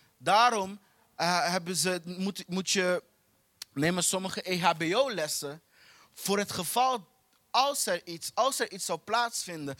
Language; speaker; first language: Dutch; non-native, fluent; Portuguese